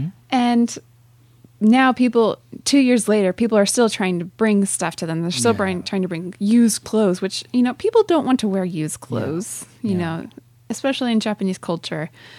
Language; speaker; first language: English; native; English